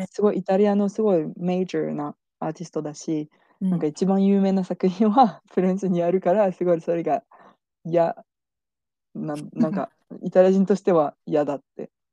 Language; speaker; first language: Japanese; non-native, fluent; French